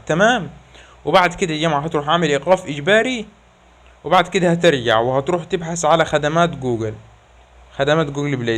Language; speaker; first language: Arabic; native; Arabic